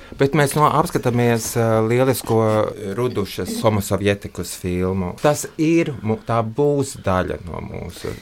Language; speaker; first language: Latvian; non-native, local second language; Russian